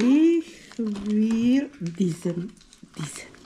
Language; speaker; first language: German; early bilingual, heritage; Bosnian